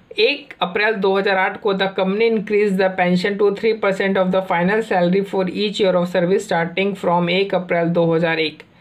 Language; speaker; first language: Hindi; native; Hindi